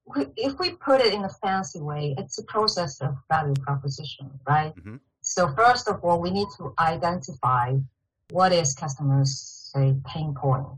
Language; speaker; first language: English; non-native, fluent; Chinese